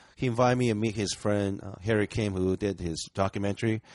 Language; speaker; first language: English; early bilingual, other home language; Japanese